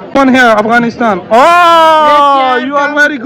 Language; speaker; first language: English; non-native, learner; Urdu